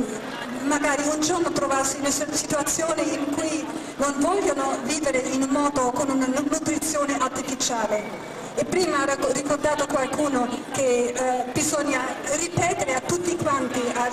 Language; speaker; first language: Italian; non-native, fluent; German